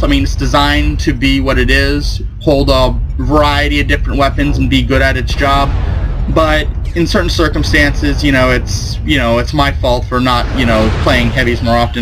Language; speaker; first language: English; native; English